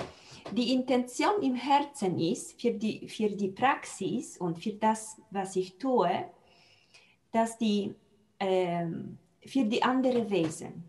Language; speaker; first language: German; non-native, fluent; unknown